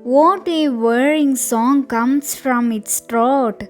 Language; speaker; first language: English; non-native, local second language; Malayalam